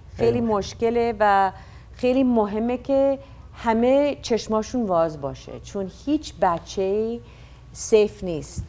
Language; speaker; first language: Persian; early bilingual, heritage; Persian